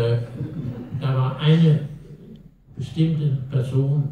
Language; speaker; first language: German; non-native, learner; Danish